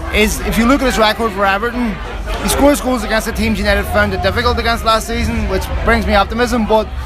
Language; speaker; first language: English; native; English